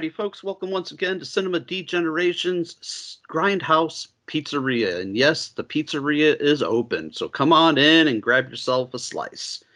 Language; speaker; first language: English; native; English